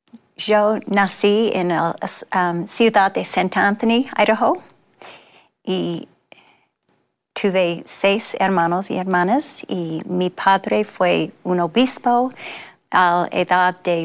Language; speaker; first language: Spanish; non-native, fluent; English